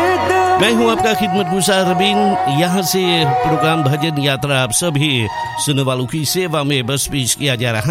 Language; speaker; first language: Hindi; early bilingual, heritage; Hindi